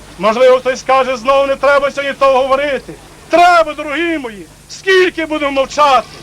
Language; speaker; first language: Ukrainian; native; Ukrainian